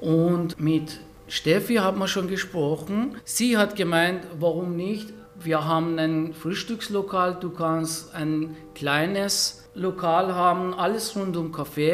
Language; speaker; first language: German; non-native, fluent; Persian